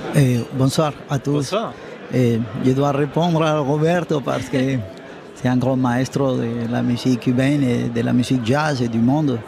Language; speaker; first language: French; non-native, fluent; Spanish